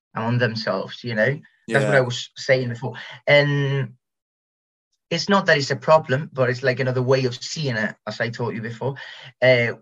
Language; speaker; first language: English; non-native, fluent; Spanish